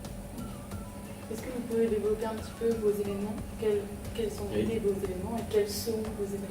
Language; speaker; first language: French; native; French